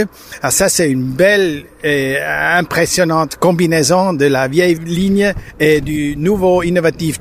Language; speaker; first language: French; non-native, local second language; German